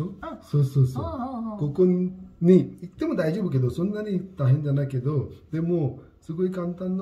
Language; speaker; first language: Japanese; non-native, learner; Hindi